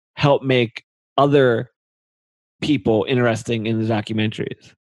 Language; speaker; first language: English; native; English